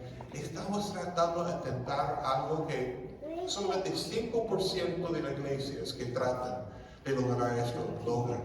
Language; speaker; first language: Spanish; non-native, fluent; English